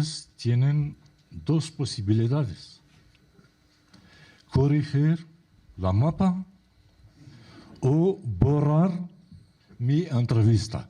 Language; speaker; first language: Spanish; non-native, fluent; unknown